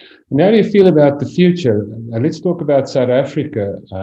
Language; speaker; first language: English; non-native, local second language; Afrikaans